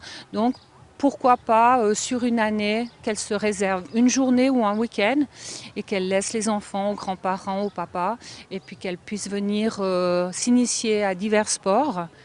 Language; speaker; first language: French; native; French